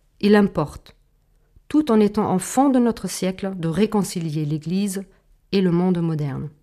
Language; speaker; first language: French; non-native, fluent; German